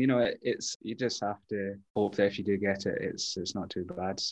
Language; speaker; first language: English; native; English